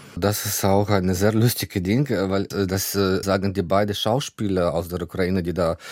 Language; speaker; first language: German; non-native, fluent; Ukrainian